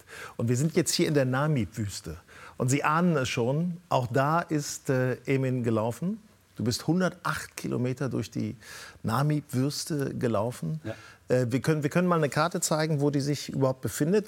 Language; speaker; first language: German; native; German